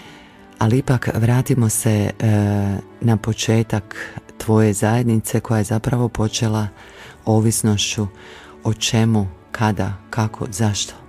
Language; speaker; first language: Croatian; native; Croatian